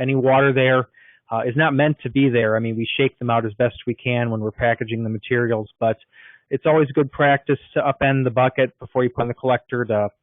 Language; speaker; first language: English; native; English